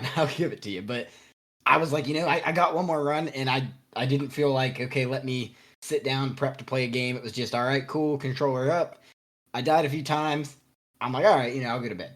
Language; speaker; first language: English; native; English